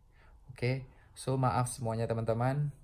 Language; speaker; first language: Indonesian; non-native, local second language; Achinese